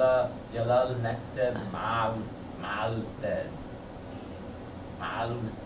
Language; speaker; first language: Arabic; non-native, learner; English